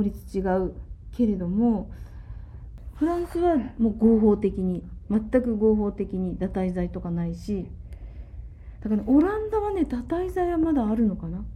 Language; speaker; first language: Japanese; native; Japanese